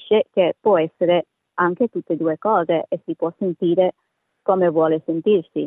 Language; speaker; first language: Italian; native; Italian